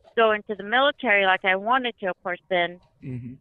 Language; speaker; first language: English; native; English